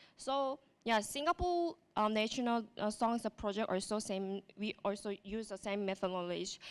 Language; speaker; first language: English; non-native, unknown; Korean